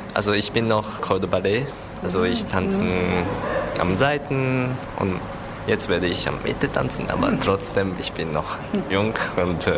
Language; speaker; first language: German; non-native, learner; Japanese